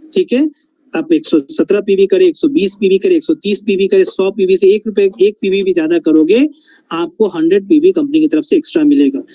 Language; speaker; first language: Hindi; non-native, local second language; Bangla